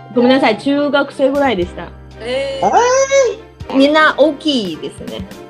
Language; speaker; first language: Japanese; non-native, fluent; Chinese